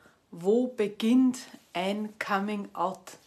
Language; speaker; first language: German; native; German